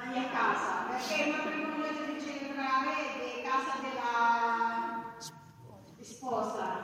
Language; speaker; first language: Italian; non-native, learner; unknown